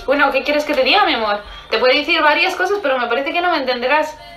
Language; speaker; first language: Spanish; early bilingual, heritage; Spanish